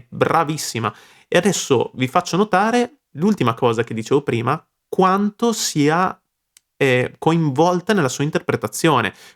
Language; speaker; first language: Italian; native; Italian